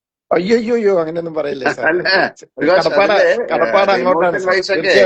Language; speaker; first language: Malayalam; native; Malayalam